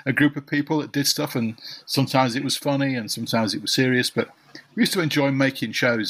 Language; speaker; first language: English; native; English